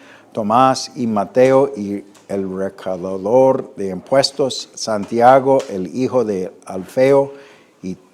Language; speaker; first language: Spanish; non-native, fluent; English